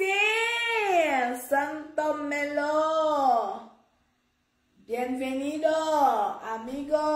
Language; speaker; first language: Spanish; non-native, learner; Haitian Creole